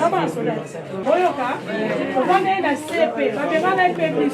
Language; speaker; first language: French; non-native, local second language; Lingala